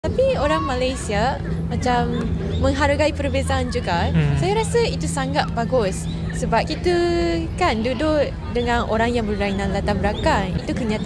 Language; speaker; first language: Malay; non-native, fluent; Japanese